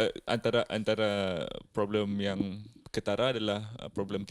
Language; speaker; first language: Malay; native; Malay